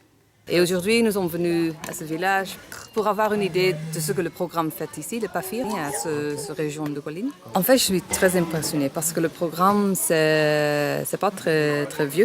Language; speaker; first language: French; non-native, fluent; English